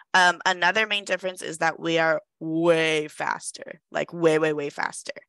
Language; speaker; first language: English; native; English